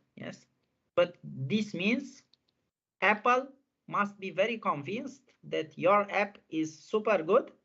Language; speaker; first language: English; non-native, fluent; Romanian